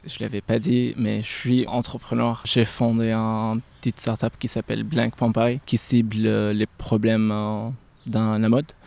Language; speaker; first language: French; non-native, fluent; Arabic